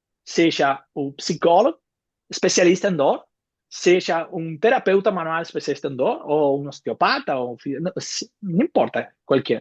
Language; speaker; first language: Portuguese; non-native, fluent; Spanish